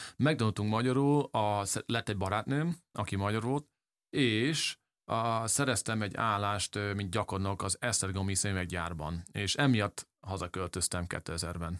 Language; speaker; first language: Hungarian; early bilingual, heritage; English